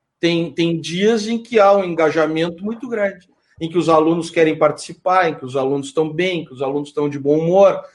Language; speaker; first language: Portuguese; native; Portuguese